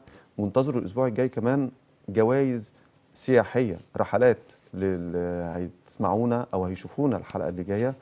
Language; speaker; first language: Arabic; native; Arabic